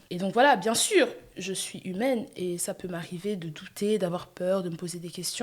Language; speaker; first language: French; native; French